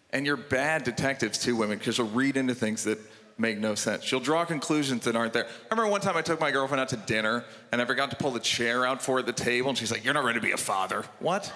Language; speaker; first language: English; native; English